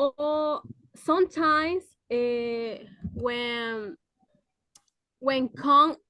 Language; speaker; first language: English; non-native, learner; Spanish